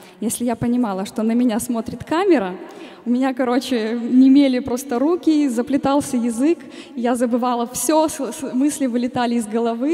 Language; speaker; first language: Russian; native; Russian